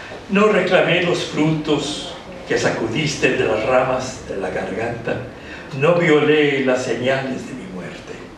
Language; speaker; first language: Spanish; early bilingual, heritage; Spanish